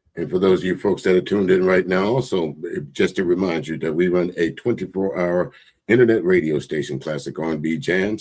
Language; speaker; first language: English; native; English